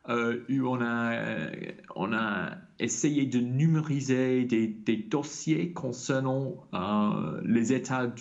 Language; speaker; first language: French; non-native, fluent; English